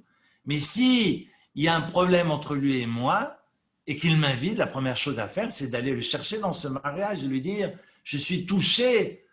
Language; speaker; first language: French; native; French